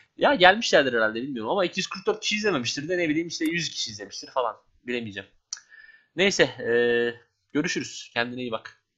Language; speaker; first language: Turkish; native; Turkish